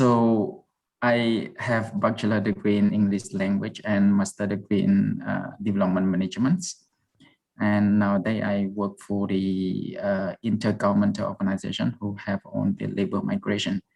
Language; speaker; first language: English; non-native, fluent; Khmer